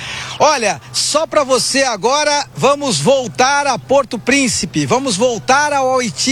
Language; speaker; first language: Portuguese; native; Portuguese